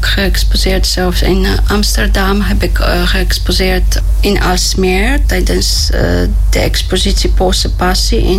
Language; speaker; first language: Dutch; non-native, fluent; Polish